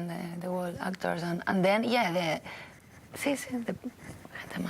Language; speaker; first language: English; non-native, learner; Catalan